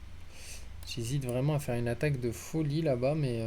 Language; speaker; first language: French; native; French